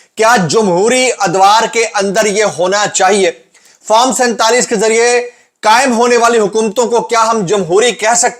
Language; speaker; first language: Urdu; native; Urdu